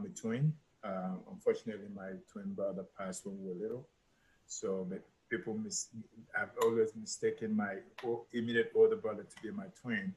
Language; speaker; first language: English; non-native, local second language; Igbo